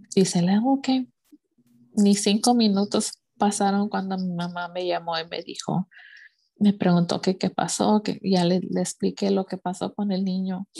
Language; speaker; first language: Spanish; early bilingual, heritage; Spanish